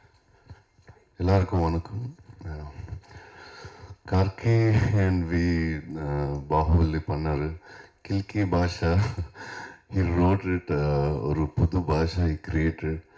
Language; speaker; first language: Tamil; non-native, learner; Telugu